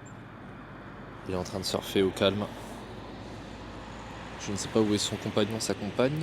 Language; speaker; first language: French; native; French